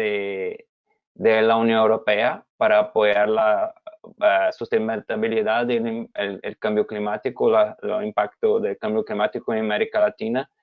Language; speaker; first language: Spanish; non-native, fluent; Portuguese